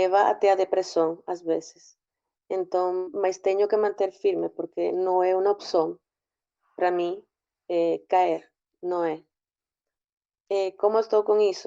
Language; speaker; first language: Portuguese; non-native, fluent; Spanish